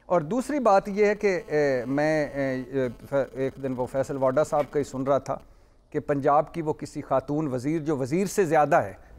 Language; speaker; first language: Urdu; non-native, local second language; Punjabi